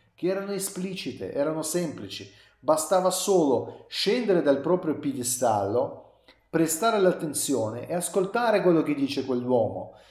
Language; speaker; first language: Italian; non-native, fluent; Russian